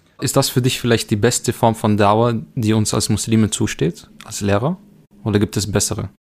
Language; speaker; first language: German; early bilingual, other home language; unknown